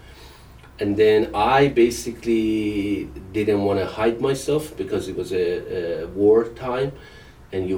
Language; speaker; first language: English; non-native, fluent; Persian